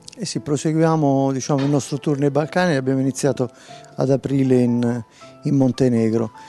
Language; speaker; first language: Italian; native; Italian